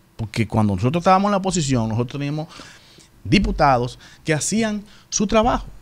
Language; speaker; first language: Spanish; native; Spanish